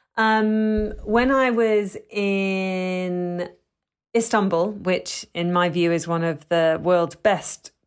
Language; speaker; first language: English; native; English